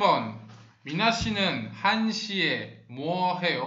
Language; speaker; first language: Korean; non-native, fluent; Spanish